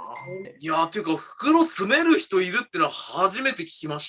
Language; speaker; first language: Japanese; native; Japanese